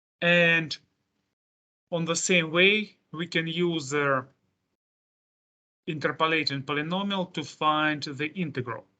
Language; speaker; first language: English; non-native, fluent; Russian